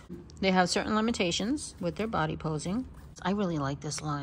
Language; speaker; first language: English; native; English